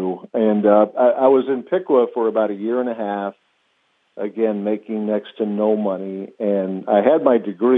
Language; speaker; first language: English; native; English